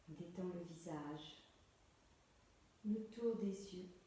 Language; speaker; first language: French; native; French